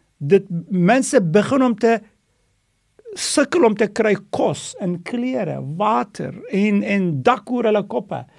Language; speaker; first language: Afrikaans; non-native, fluent; Dutch